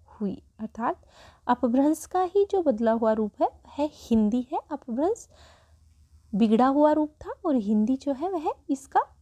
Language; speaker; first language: Hindi; native; Hindi